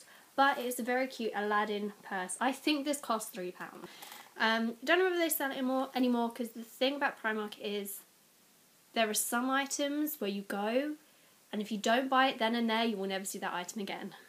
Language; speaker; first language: English; native; English